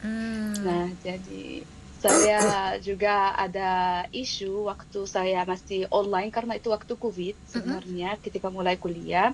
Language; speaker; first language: Indonesian; non-native, fluent; Arabic